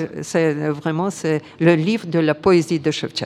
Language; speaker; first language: French; non-native, fluent; Ukrainian